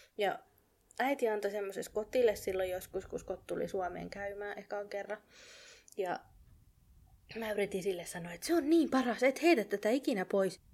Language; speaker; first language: Finnish; native; Finnish